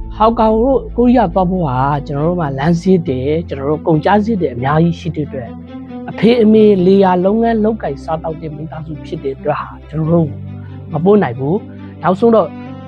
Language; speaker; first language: Burmese; native; Burmese